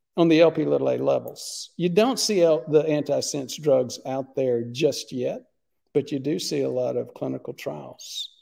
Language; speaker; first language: English; native; English